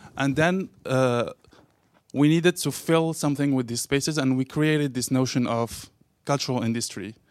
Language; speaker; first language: English; non-native, fluent; Arabic